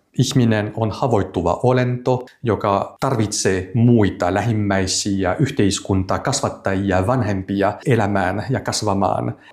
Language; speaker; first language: Finnish; non-native, fluent; French